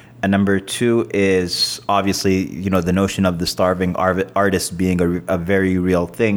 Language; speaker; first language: English; native; English